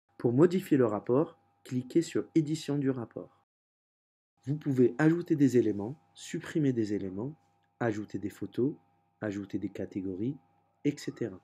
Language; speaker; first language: French; native; French